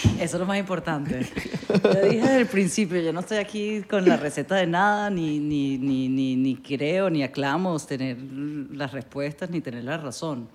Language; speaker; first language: Spanish; native; Spanish